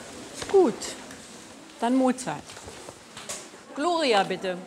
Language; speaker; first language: German; native; German